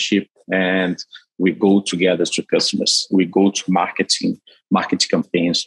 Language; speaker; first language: English; non-native, fluent; Portuguese